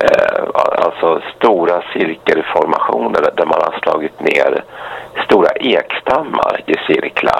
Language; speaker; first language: Swedish; native; Swedish